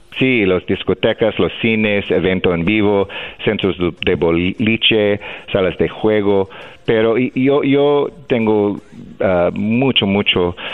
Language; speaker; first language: Spanish; non-native, fluent; English